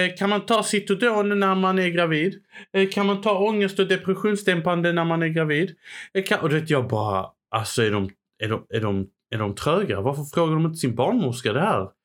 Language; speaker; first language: Swedish; early bilingual, other home language; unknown